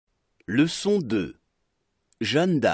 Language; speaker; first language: French; non-native, fluent; Arabic